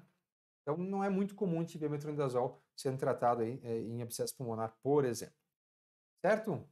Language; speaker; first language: Portuguese; native; Portuguese